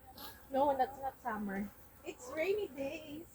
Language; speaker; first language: English; non-native, learner; Filipino